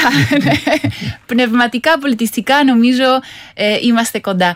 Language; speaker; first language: Greek; non-native, fluent; Spanish